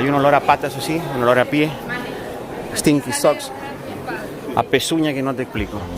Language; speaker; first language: Spanish; native; Spanish